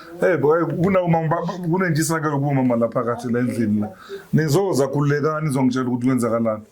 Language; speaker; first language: Zulu; native; Zulu